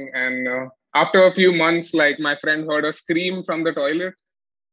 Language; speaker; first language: English; non-native, local second language; Malayalam